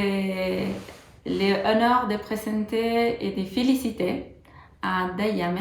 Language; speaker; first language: French; non-native, fluent; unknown